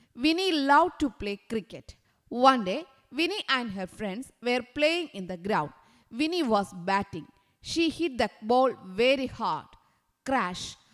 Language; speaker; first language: English; non-native, local second language; Malayalam